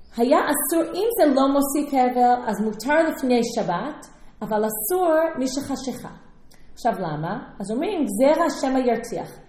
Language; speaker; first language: Hebrew; non-native, fluent; English